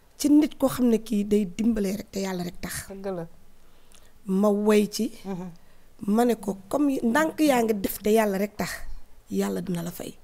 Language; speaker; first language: Wolof; non-native, local second language; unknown